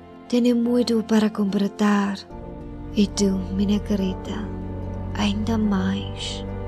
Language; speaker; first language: Portuguese; non-native, learner; Chinese